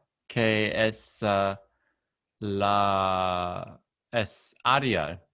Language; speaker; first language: Spanish; non-native, learner; English